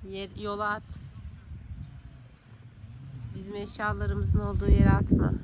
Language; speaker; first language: Turkish; native; Turkish